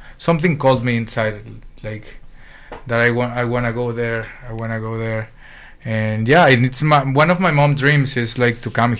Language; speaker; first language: English; non-native, fluent; Spanish